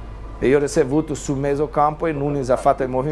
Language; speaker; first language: Italian; non-native, fluent; Portuguese